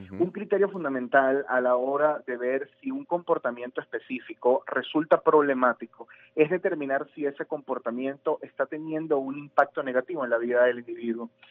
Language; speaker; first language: Spanish; native; Spanish